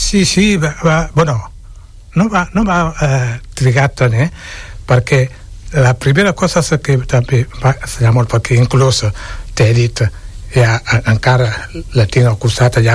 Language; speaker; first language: Catalan; non-native, fluent; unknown